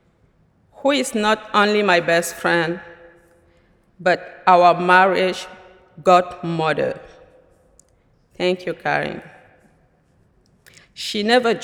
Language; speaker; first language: English; non-native, local second language; French